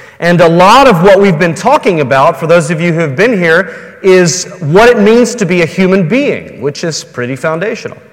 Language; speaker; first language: English; native; English